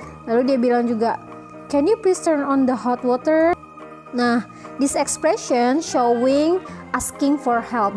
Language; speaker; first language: English; non-native, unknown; Indonesian